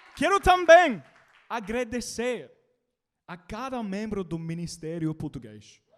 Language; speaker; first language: Portuguese; non-native, learner; English